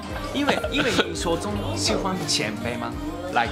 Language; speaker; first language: Chinese; non-native, learner; Japanese